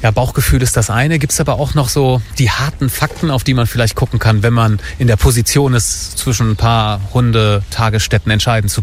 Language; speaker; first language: German; native; German